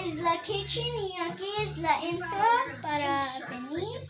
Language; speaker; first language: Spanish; early bilingual, heritage; English